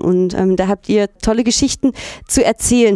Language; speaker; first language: German; native; German